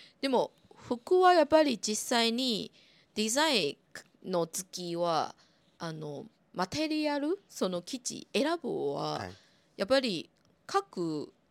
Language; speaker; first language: Japanese; non-native, fluent; Chinese